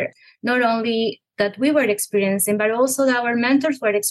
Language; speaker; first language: English; non-native, fluent; Spanish